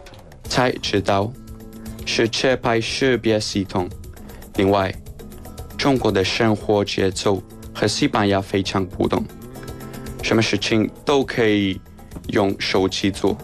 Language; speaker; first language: Chinese; non-native, fluent; Spanish